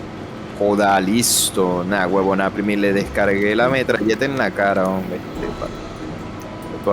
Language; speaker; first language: Spanish; native; Spanish